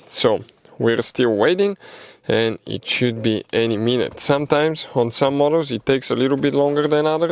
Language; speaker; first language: English; non-native, fluent; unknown